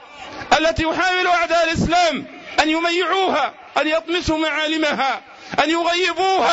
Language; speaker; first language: Arabic; native; Arabic